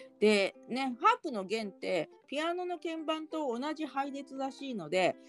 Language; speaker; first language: Japanese; native; Japanese